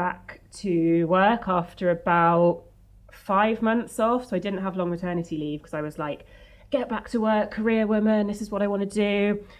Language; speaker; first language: English; native; English